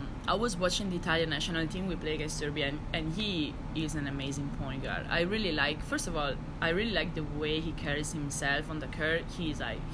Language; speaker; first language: English; non-native, fluent; Italian